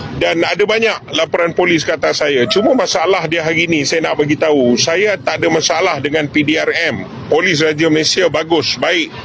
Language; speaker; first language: Malay; native; Malay